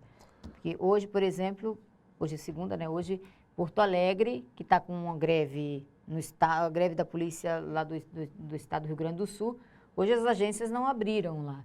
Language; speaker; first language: Portuguese; native; Portuguese